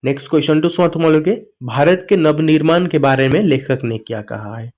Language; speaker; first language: Hindi; non-native, local second language; Assamese